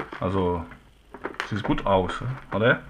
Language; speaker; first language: German; non-native, learner; French